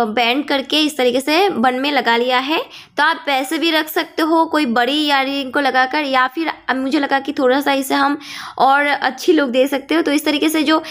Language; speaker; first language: Hindi; non-native, local second language; Bangla